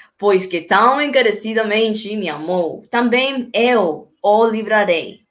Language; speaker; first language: Portuguese; non-native, learner; Spanish